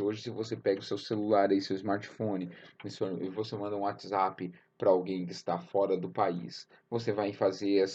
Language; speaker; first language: Portuguese; native; Portuguese